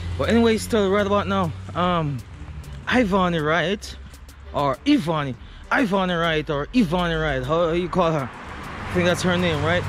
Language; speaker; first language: English; native; English